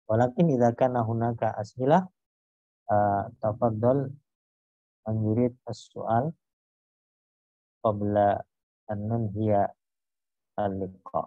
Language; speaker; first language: Arabic; non-native, learner; Indonesian